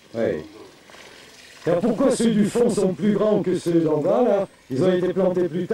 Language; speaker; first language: French; native; French